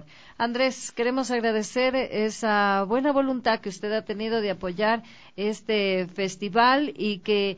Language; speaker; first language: Spanish; native; Spanish